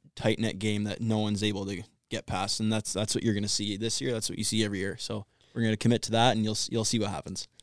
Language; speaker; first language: English; native; English